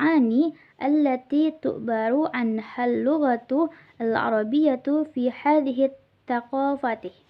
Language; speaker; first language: Arabic; non-native, learner; Indonesian